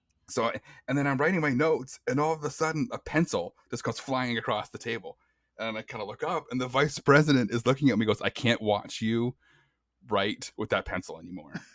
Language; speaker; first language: English; native; English